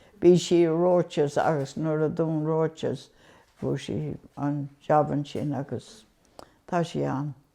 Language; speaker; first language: Irish; native; Irish